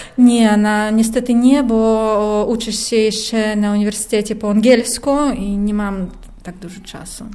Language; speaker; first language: Polish; non-native, learner; Russian